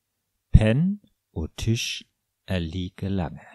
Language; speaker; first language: Norwegian; non-native, fluent; German